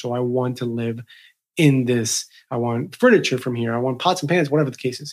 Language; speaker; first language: English; early bilingual, other home language; Spanish